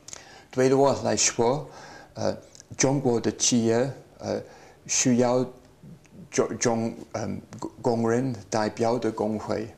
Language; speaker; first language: Chinese; non-native, learner; English